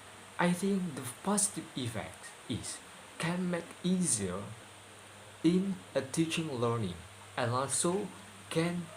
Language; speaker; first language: English; non-native, learner; Indonesian